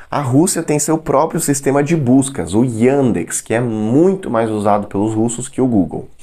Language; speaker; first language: Portuguese; non-native, fluent; Russian